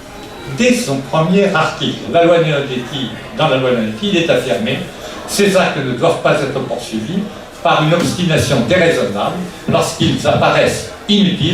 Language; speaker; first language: French; native; French